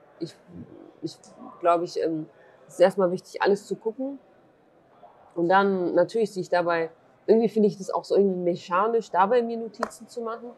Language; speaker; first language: German; early bilingual, other home language; Kurdish